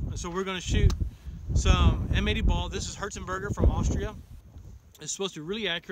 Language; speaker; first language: English; native; English